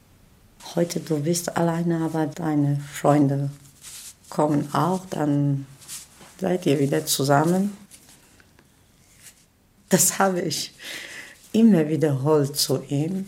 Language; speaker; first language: German; non-native, learner; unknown